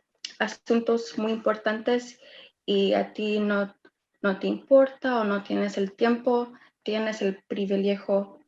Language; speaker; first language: Spanish; early bilingual, heritage; Spanish